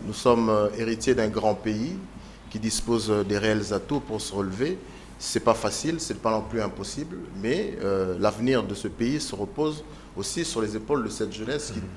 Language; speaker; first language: French; non-native, local second language; Lingala